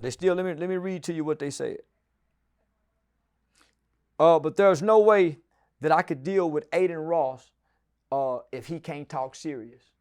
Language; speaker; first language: English; native; English